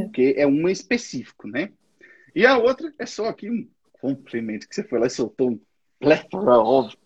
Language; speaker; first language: Portuguese; native; Portuguese